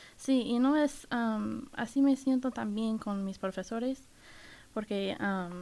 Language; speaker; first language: Spanish; non-native, fluent; English